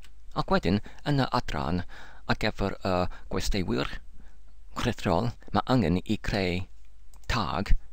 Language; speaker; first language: Welsh; non-native, learner; English